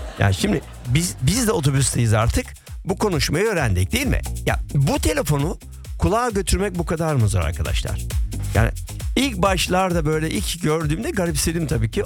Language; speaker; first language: Turkish; early bilingual, heritage; Turkish